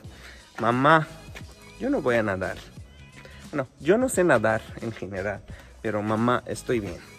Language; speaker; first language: Spanish; non-native, fluent; Arabic